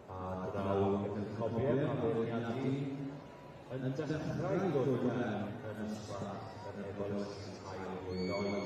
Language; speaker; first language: Welsh; native; Welsh